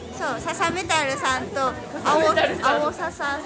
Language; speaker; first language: Japanese; native; Japanese